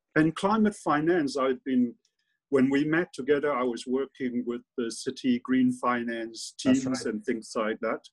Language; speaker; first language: English; non-native, local second language; Cantonese